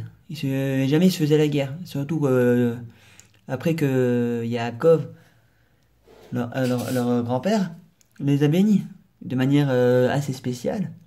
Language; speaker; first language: French; native; French